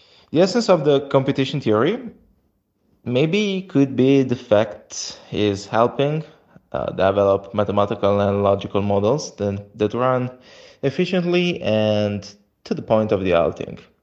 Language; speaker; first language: English; non-native, fluent; Italian